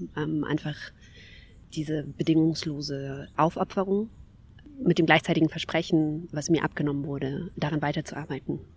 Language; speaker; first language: German; early bilingual, other home language; Kabyle